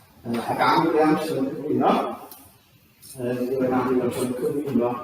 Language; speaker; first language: Welsh; native; Welsh